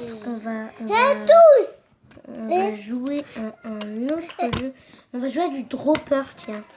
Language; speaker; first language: French; native; French